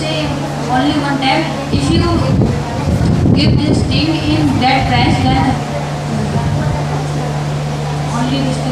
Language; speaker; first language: English; non-native, learner; Hindi